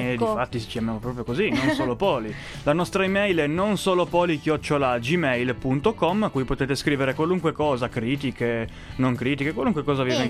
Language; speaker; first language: Italian; native; Italian